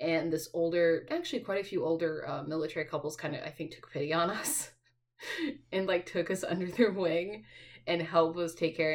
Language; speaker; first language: English; native; English